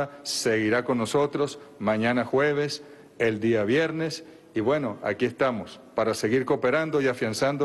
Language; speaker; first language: Spanish; native; Spanish